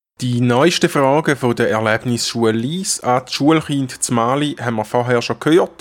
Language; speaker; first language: German; native; German